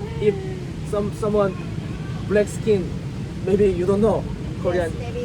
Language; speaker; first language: English; non-native, learner; Korean